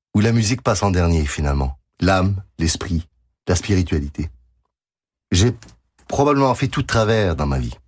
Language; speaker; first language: French; native; French